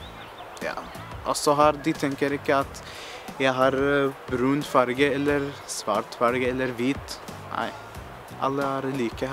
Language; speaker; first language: Norwegian; non-native, learner; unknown